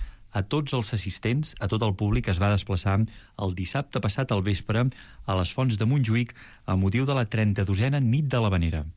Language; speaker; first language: Catalan; native; Catalan